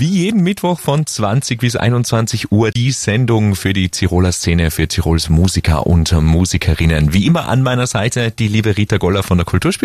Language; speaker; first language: German; native; German